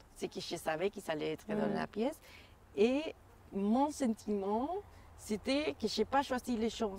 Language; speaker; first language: French; non-native, fluent; Spanish